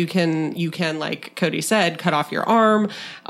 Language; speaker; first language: English; native; English